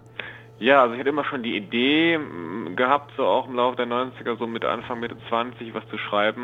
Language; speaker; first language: German; native; German